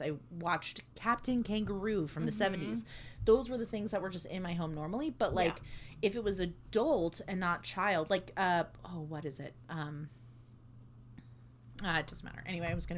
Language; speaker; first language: English; native; English